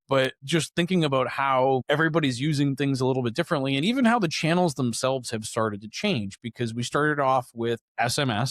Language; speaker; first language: English; native; English